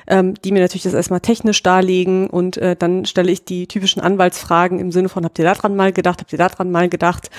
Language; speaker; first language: German; native; German